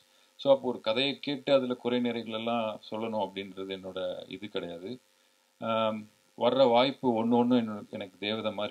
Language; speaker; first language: Tamil; native; Tamil